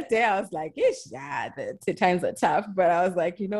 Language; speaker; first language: English; non-native, local second language; Shona